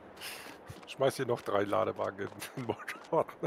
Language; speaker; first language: German; native; German